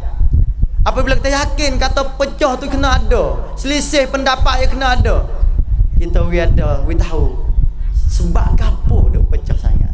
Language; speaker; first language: Malay; native; Malay